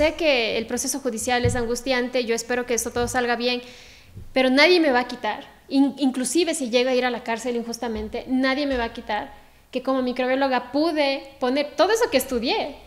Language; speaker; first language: Spanish; native; Spanish